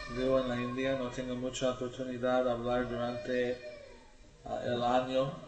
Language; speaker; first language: Spanish; non-native, learner; English